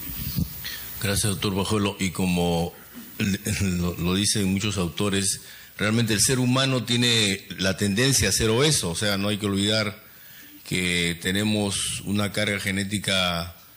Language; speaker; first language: Spanish; native; Spanish